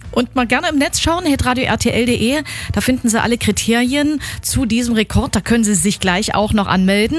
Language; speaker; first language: German; native; German